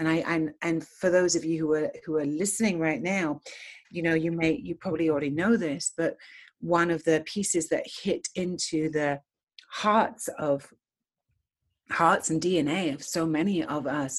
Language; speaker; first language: English; native; English